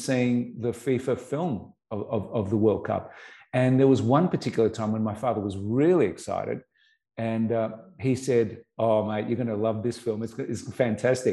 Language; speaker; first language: English; native; English